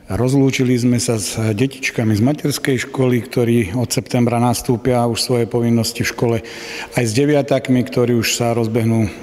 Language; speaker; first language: Slovak; native; Slovak